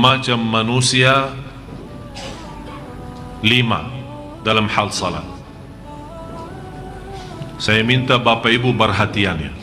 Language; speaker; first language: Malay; non-native, fluent; Arabic